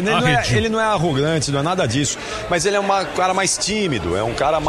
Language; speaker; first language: Portuguese; native; Portuguese